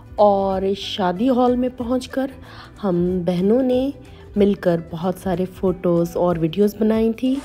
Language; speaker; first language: Urdu; native; Urdu